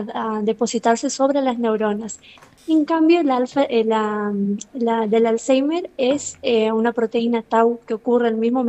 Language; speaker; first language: Spanish; native; Spanish